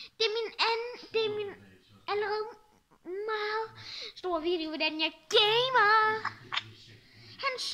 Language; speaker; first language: Danish; early bilingual, other home language; Arabic